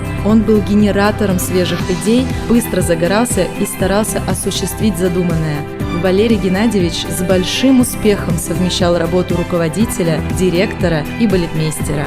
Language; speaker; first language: Russian; native; Russian